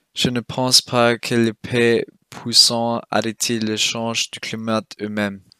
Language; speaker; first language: French; non-native, fluent; German